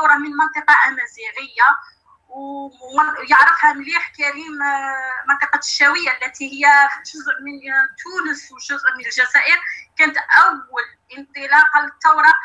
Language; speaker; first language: Arabic; native; Arabic